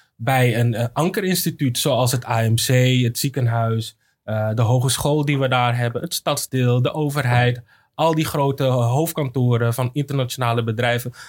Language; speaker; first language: Dutch; native; Dutch